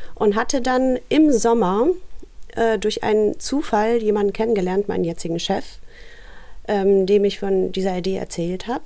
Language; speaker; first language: German; early bilingual, other home language; Russian